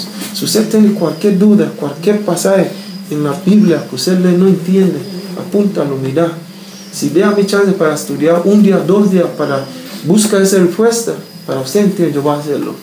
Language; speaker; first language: Spanish; non-native, learner; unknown